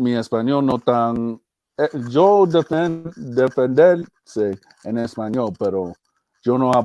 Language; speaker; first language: Spanish; early bilingual, heritage; English